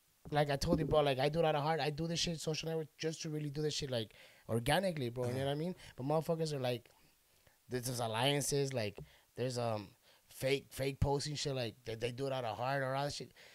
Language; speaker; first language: English; early bilingual, other home language; Spanish